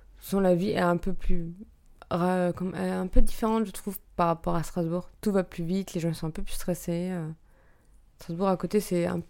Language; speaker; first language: French; native; French